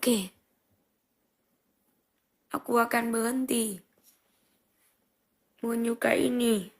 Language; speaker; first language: Indonesian; non-native, learner; Vietnamese